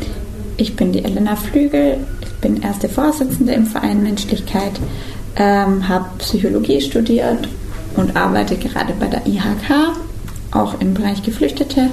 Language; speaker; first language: German; native; German